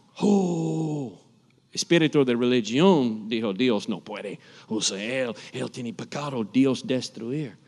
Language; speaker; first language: Spanish; non-native, learner; English